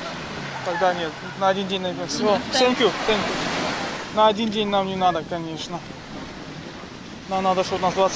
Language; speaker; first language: Russian; native; Russian